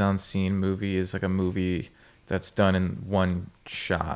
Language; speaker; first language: English; native; English